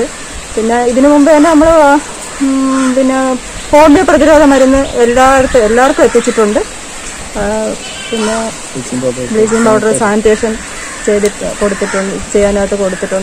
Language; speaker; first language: Malayalam; native; Malayalam